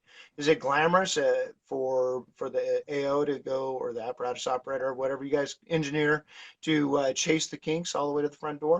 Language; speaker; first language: English; native; English